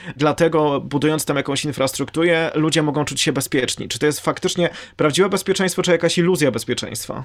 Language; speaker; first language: Polish; native; Polish